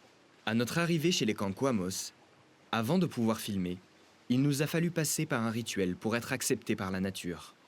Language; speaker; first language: French; native; French